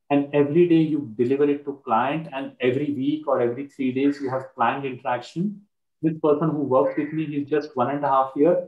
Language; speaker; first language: English; non-native, local second language; Marathi